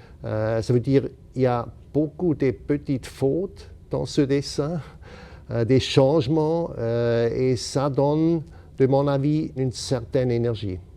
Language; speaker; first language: French; non-native, fluent; German